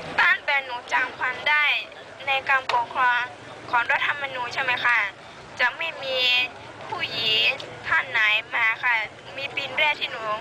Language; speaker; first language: Thai; non-native, local second language; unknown